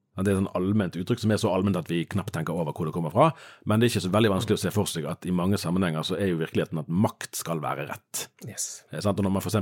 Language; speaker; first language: Norwegian; native; Norwegian